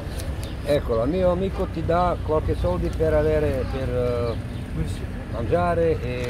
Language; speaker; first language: Italian; non-native, learner; Serbian